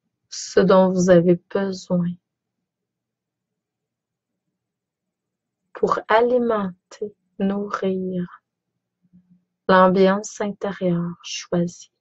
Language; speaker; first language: French; native; French